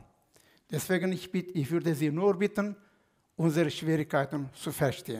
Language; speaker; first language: German; non-native, fluent; Turkish